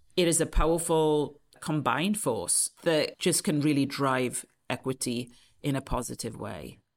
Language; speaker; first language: English; native; English